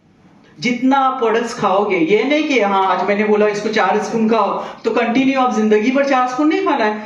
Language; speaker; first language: Hindi; native; Hindi